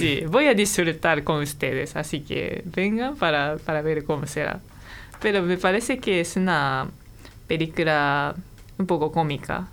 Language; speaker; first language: Spanish; non-native, fluent; Japanese